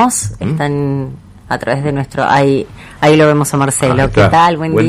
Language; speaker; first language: Spanish; native; Spanish